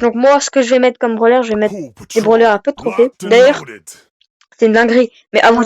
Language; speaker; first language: French; native; French